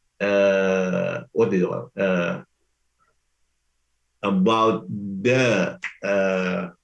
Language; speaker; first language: English; non-native, learner; Indonesian